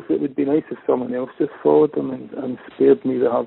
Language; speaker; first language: English; native; English